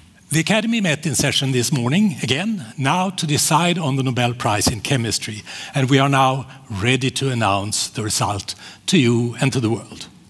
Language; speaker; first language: English; non-native, fluent; Swedish